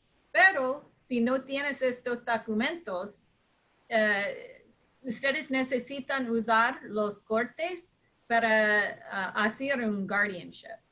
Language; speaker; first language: Spanish; non-native, fluent; English